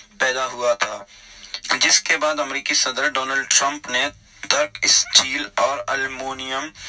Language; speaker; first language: Urdu; non-native, local second language; Baluchi